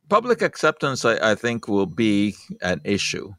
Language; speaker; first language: English; non-native, fluent; Hungarian